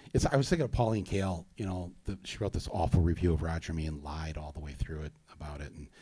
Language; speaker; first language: English; native; English